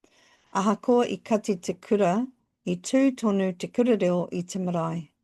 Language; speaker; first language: Māori; non-native, local second language; English